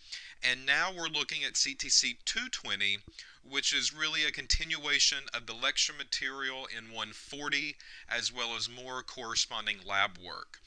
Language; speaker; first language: English; native; English